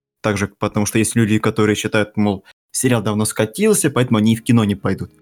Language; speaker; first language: Russian; native; Russian